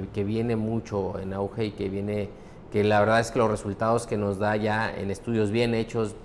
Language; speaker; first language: Spanish; native; Spanish